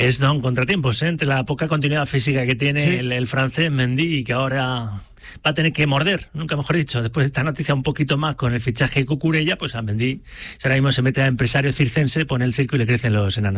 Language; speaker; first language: Spanish; native; Spanish